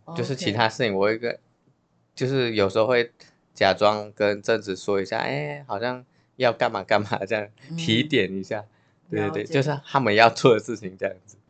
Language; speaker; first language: Chinese; native; Chinese